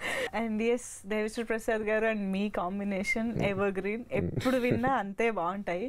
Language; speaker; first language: Telugu; native; Telugu